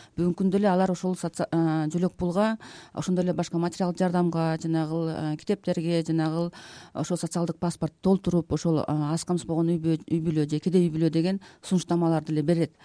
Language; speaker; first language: Kyrgyz; native; Kyrgyz